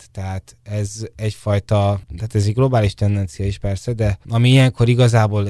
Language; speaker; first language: Hungarian; native; Hungarian